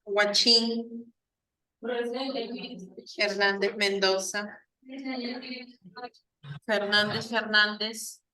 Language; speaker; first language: Spanish; native; Spanish